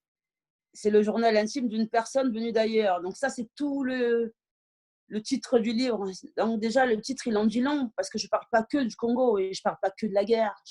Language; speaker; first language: French; early bilingual, other home language; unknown